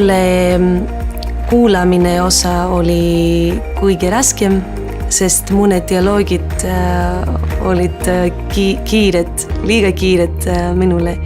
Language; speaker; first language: Estonian; non-native, learner; Greek